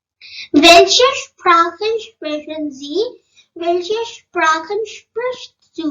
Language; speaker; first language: German; non-native, learner; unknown